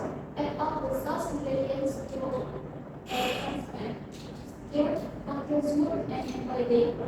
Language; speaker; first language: English; non-native, learner; Indonesian